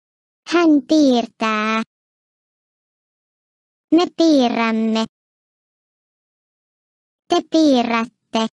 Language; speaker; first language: Finnish; non-native, fluent; Turkish